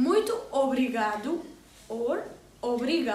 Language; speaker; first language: Portuguese; non-native, learner; Hindi